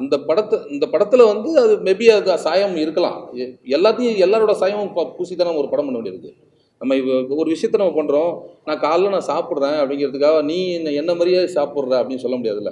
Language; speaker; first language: Tamil; native; Tamil